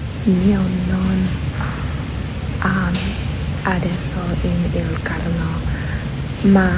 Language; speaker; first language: Italian; non-native, learner; English